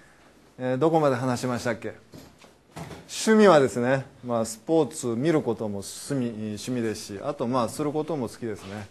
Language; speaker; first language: Japanese; native; Japanese